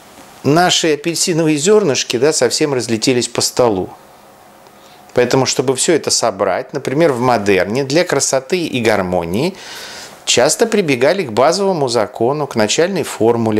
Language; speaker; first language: Russian; native; Russian